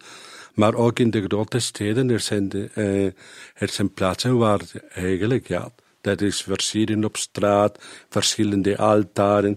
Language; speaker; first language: Dutch; non-native, learner; Spanish